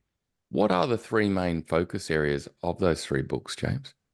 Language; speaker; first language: English; native; English